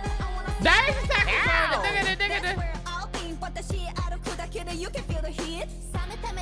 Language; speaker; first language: English; native; English